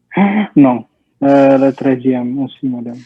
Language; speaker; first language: French; non-native, learner; Indonesian